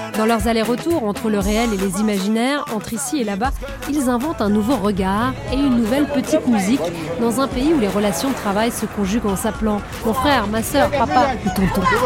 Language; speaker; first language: French; native; French